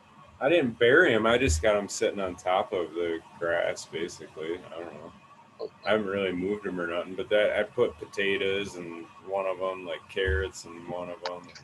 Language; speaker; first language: English; native; English